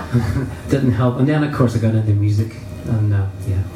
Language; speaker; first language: English; native; English